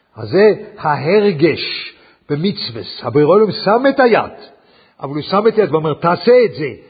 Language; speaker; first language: Hebrew; non-native, fluent; English